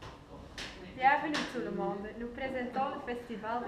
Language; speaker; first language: French; non-native, learner; Dutch